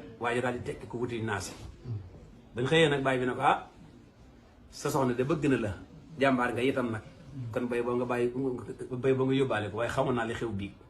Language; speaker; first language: Wolof; native; Wolof